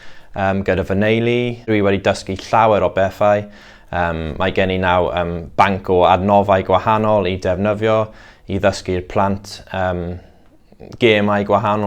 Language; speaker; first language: Welsh; non-native, local second language; English